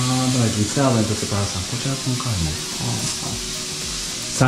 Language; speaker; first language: Spanish; non-native, learner; Japanese